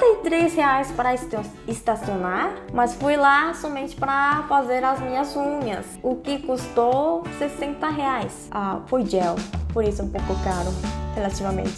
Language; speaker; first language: Portuguese; non-native, fluent; Korean